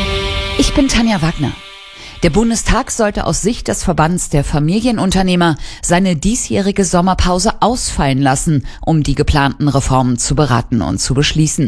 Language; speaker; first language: German; native; German